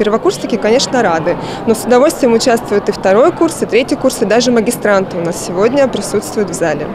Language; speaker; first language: Russian; native; Russian